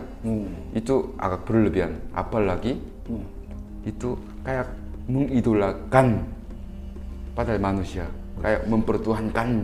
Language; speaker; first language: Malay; non-native, fluent; Korean